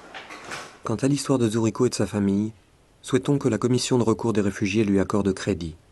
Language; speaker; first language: French; native; French